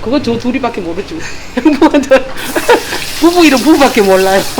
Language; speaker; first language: Korean; native; Korean